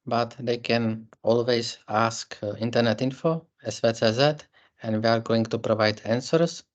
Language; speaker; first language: English; non-native, fluent; Czech